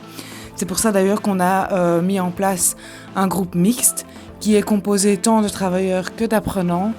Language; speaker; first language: French; native; French